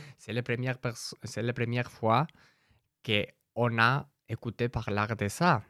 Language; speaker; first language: French; non-native, learner; Spanish